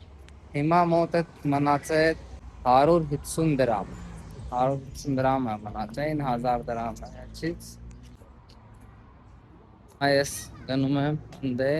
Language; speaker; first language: Armenian; non-native, learner; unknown